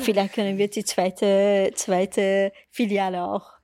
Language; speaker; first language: German; non-native, fluent; Persian